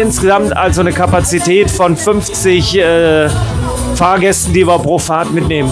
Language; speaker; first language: German; native; German